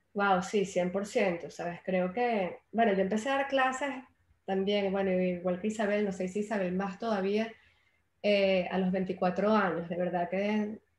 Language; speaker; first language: Spanish; native; Spanish